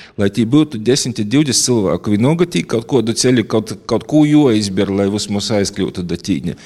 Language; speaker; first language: Latvian; native; Latvian